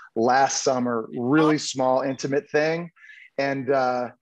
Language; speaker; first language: English; native; English